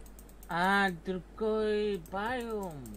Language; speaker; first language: Russian; non-native, learner; English